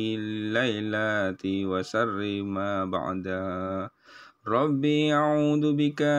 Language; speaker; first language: Arabic; non-native, learner; Indonesian